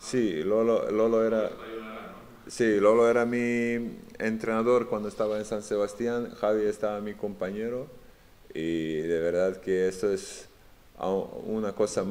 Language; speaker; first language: Spanish; non-native, fluent; Serbian